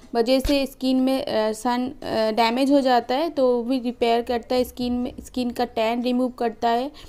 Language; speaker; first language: Hindi; non-native, local second language; Bangla